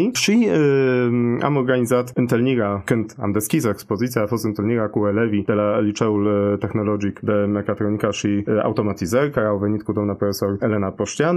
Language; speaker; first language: Romanian; non-native, fluent; Polish